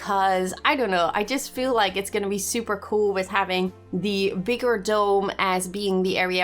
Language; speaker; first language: English; non-native, fluent; Dutch